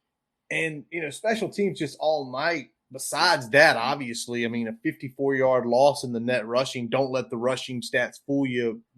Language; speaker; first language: English; native; English